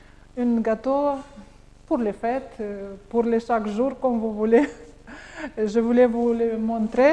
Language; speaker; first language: French; non-native, learner; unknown